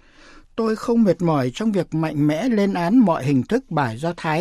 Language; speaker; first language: Vietnamese; native; Vietnamese